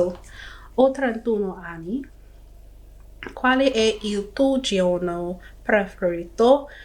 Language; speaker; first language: Italian; non-native, learner; English